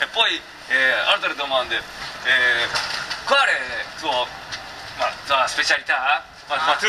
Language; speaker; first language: Italian; non-native, learner; Japanese